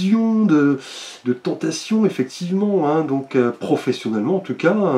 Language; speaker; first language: French; native; French